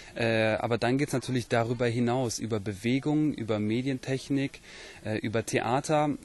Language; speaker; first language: German; native; German